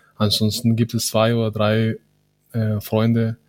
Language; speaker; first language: German; non-native, fluent; Spanish